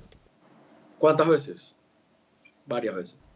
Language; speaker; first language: Spanish; native; Spanish